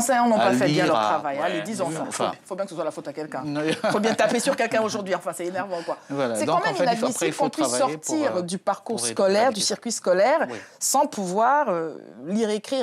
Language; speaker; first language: French; native; French